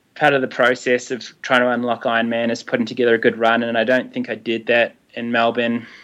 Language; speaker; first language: English; native; English